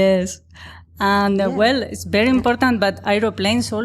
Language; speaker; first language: English; non-native, learner; Spanish